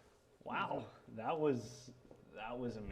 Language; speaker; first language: English; native; English